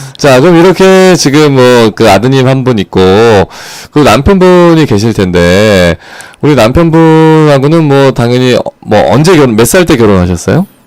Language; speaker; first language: Korean; native; Korean